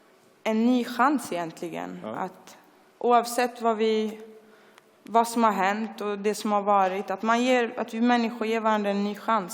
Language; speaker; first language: Swedish; early bilingual, other home language; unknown